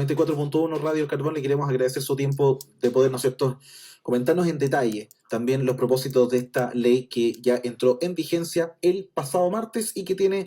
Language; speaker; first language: Spanish; native; Spanish